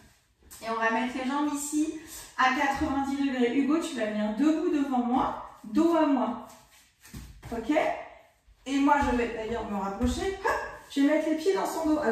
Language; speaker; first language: French; native; French